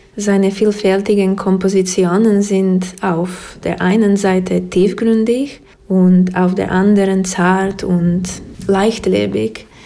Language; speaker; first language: German; non-native, fluent; Slovak